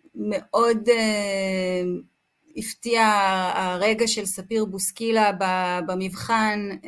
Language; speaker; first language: Hebrew; native; Hebrew